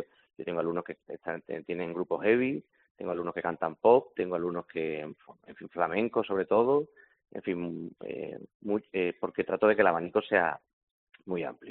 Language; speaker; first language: Spanish; native; Spanish